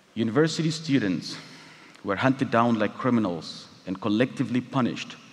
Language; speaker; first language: English; non-native, fluent; Tigrinya